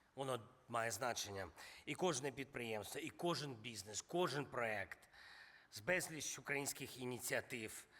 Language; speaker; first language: Ukrainian; non-native, local second language; Russian